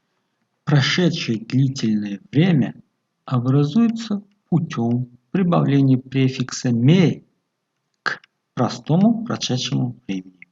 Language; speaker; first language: Russian; non-native, local second language; Tajik